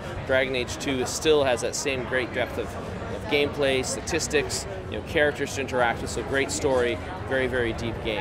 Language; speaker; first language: English; native; English